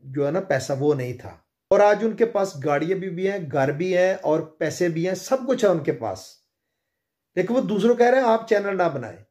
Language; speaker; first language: Urdu; non-native, local second language; Punjabi